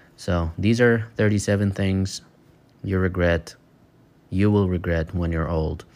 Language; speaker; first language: English; non-native, fluent; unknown